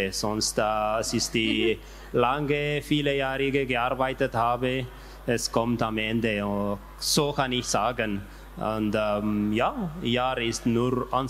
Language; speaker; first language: German; non-native, learner; Tigrinya